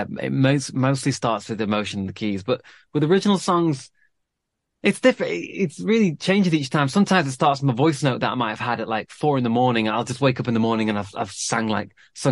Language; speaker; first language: English; native; English